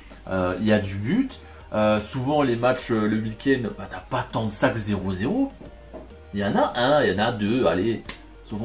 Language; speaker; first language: French; native; French